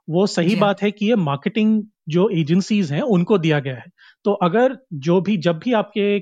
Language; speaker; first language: Hindi; non-native, local second language; Konkani